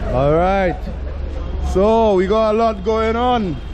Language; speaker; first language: English; native; English